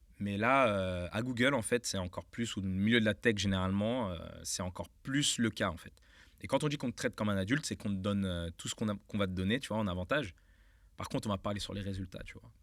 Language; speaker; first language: French; native; French